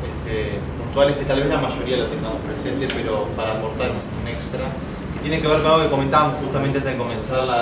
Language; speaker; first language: Spanish; native; Spanish